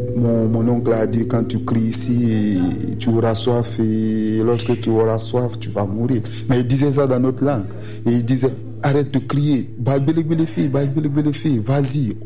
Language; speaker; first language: French; non-native, local second language; Susu